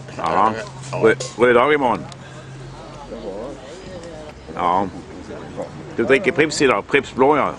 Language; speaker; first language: Swedish; native; Swedish